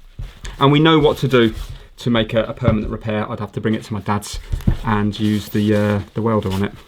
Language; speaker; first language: English; native; English